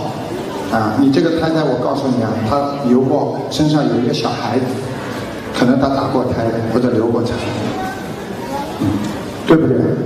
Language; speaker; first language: Chinese; native; Chinese